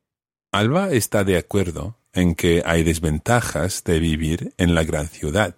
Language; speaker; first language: Spanish; non-native, fluent; English